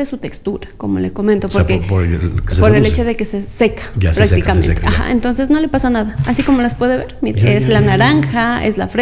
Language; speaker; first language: Spanish; native; Spanish